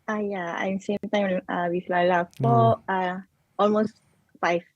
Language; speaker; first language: English; non-native, learner; Malay